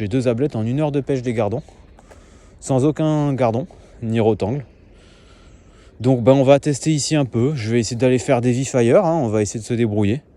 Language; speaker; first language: French; native; French